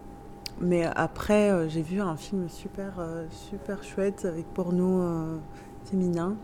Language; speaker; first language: French; non-native, local second language; Arabic